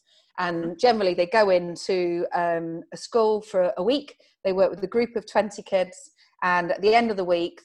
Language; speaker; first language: English; native; English